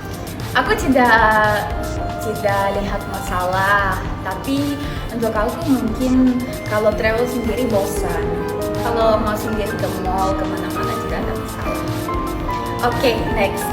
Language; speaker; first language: Indonesian; non-native, learner; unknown